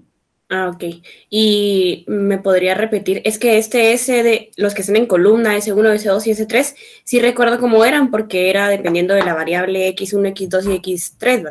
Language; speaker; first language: Spanish; native; Spanish